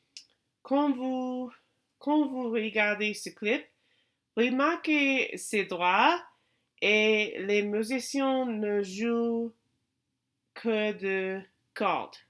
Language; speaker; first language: French; non-native, learner; English